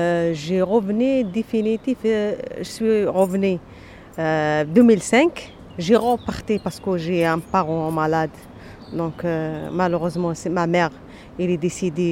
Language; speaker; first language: French; non-native, local second language; Arabic